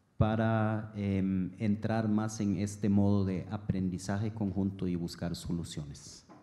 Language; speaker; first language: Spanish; non-native, fluent; German